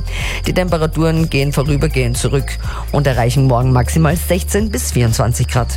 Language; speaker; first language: German; native; German